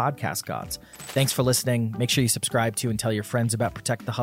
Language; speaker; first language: English; native; English